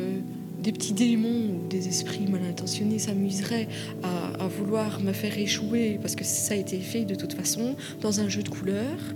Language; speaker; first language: French; native; French